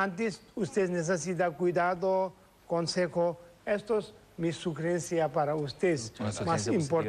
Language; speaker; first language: Spanish; non-native, learner; Tibetan